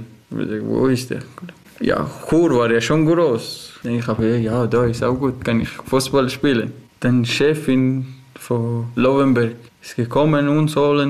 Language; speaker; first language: German; non-native, learner; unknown